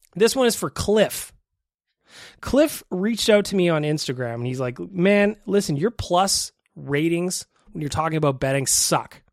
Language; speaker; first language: English; native; English